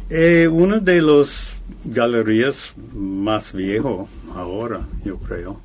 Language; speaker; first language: Spanish; non-native, fluent; English